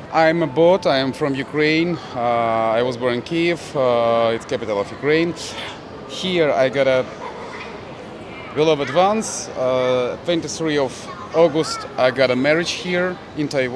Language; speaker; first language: English; non-native, learner; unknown